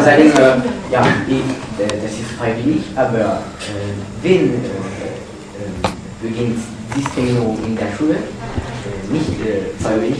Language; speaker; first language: German; non-native, learner; French